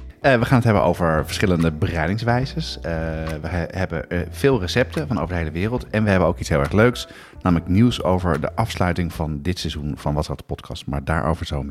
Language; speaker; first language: Dutch; native; Dutch